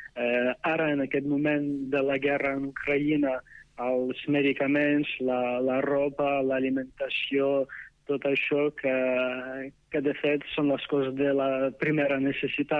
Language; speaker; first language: Catalan; non-native, fluent; Ukrainian